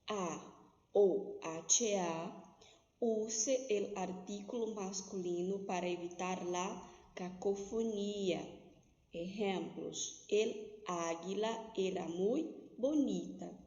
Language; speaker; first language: Spanish; non-native, fluent; Portuguese